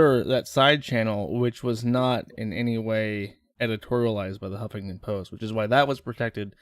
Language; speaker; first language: English; native; English